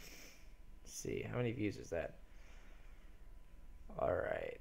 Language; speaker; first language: English; native; English